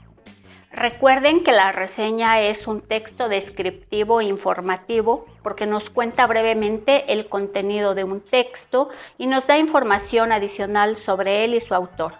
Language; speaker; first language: Spanish; native; Spanish